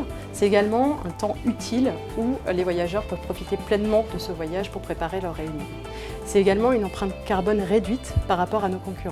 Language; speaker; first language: French; native; French